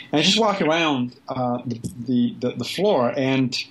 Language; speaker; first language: English; non-native, fluent; Italian